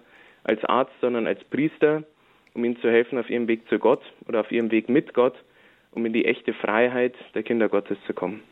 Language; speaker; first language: German; native; German